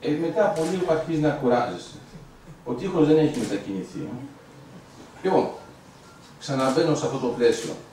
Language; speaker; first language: Greek; early bilingual, heritage; Greek